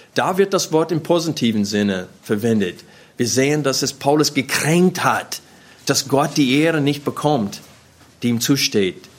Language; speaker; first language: German; non-native, fluent; English